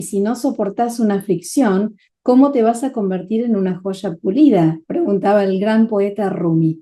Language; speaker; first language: Spanish; native; Spanish